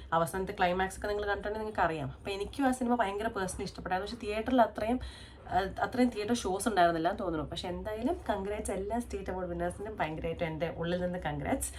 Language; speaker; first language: Malayalam; native; Malayalam